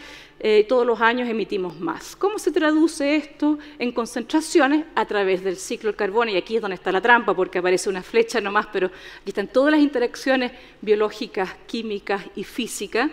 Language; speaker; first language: Spanish; native; Spanish